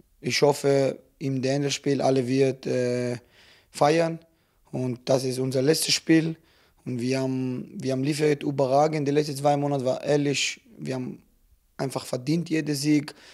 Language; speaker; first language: German; non-native, learner; Hebrew